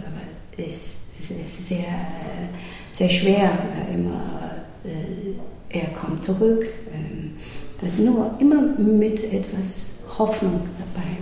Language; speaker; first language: German; non-native, learner; Chinese